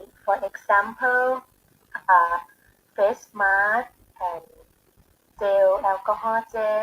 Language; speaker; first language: English; non-native, learner; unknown